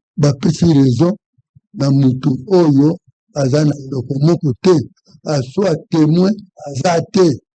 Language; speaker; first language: Lingala; non-native, local second language; Kongo